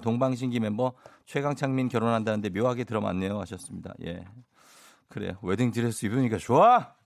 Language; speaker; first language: Korean; native; Korean